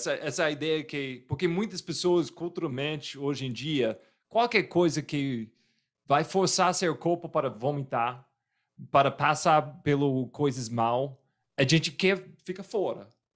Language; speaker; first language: Portuguese; non-native, fluent; English